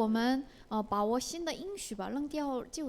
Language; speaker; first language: Chinese; non-native, learner; Korean